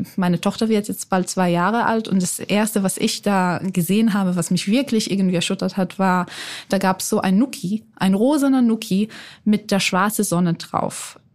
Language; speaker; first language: German; non-native, fluent; Hebrew